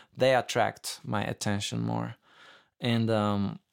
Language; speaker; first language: English; non-native, fluent; Turkish